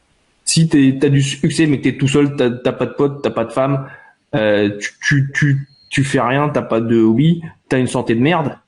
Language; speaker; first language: French; native; French